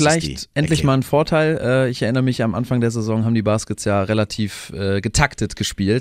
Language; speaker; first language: German; native; German